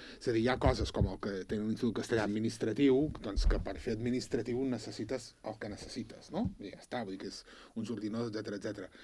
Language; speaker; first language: Catalan; native; Catalan